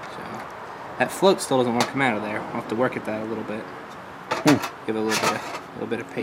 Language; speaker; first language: English; native; English